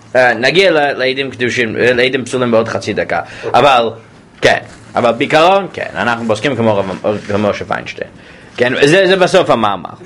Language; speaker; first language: Hebrew; non-native, fluent; English